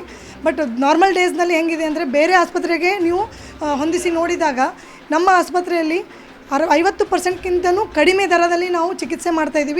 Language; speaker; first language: Kannada; native; Kannada